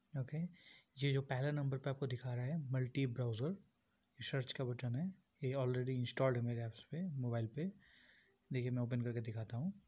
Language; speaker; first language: Hindi; non-native, local second language; Bangla